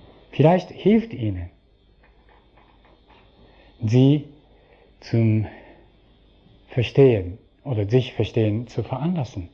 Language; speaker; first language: German; non-native, fluent; Japanese